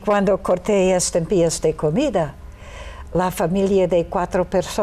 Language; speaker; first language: Spanish; non-native, learner; English